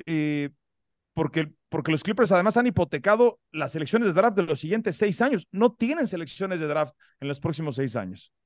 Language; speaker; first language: Spanish; native; Spanish